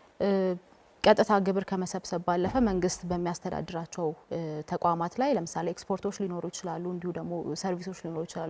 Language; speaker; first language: Amharic; native; Amharic